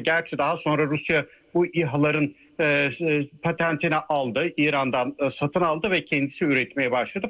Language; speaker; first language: Turkish; native; Turkish